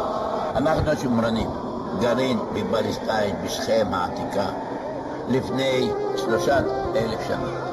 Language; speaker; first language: Hebrew; non-native, local second language; Arabic